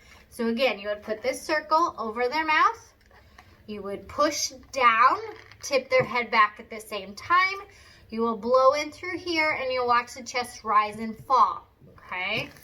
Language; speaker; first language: English; native; English